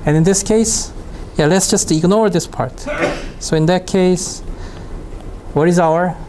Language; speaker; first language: English; non-native, fluent; Korean